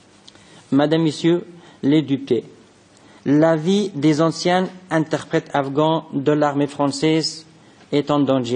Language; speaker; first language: French; non-native, fluent; Persian